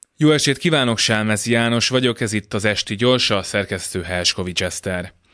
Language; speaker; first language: Hungarian; native; Hungarian